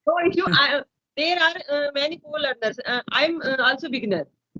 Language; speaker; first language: English; non-native, learner; Hindi